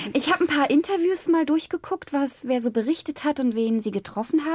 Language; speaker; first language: German; native; German